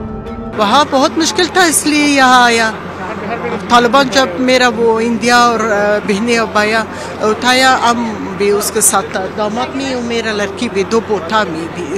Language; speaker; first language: Hindi; non-native, learner; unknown